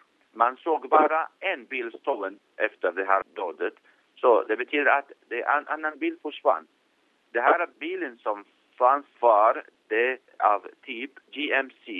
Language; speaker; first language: Swedish; non-native, fluent; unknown